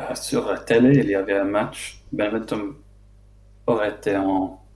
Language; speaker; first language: French; non-native, fluent; English